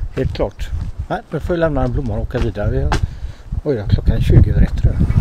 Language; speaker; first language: Swedish; native; Swedish